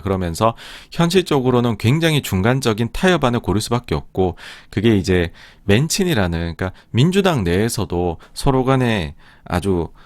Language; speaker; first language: Korean; native; Korean